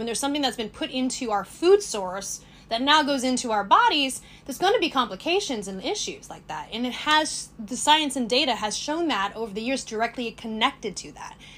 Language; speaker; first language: English; native; English